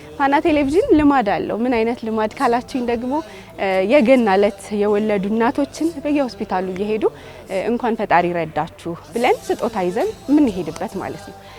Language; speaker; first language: Amharic; native; Amharic